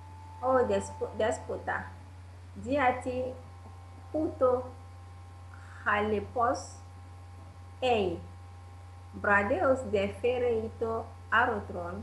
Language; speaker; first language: Greek; non-native, learner; Italian